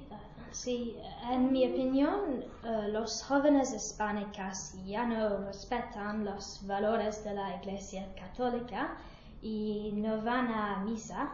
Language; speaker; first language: Spanish; non-native, learner; English